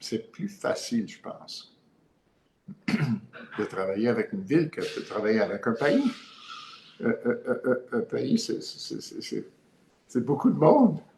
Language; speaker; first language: French; non-native, learner; English